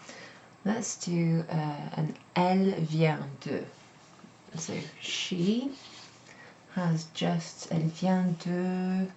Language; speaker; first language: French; non-native, fluent; English